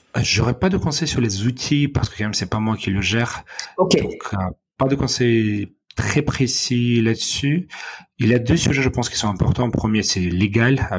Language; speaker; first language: French; non-native, fluent; Ukrainian